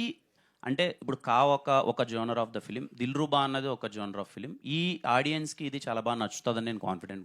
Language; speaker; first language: Telugu; native; Telugu